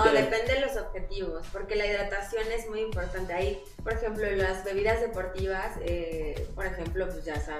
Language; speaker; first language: Spanish; native; Spanish